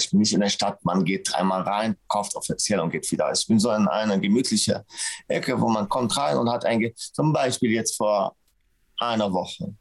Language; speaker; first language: German; non-native, fluent; Arabic